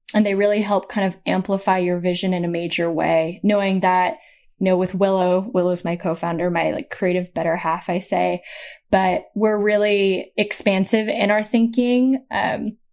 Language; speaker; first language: English; native; English